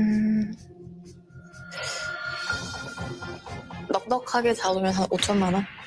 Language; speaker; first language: Korean; non-native, fluent; French